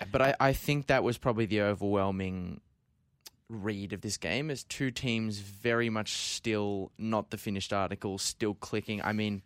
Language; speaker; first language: English; native; English